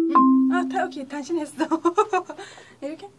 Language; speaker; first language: Korean; non-native, learner; Turkish